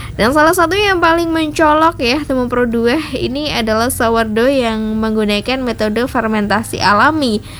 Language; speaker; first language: Indonesian; native; Indonesian